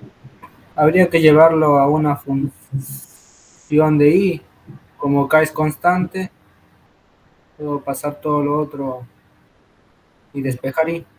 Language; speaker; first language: Spanish; native; Spanish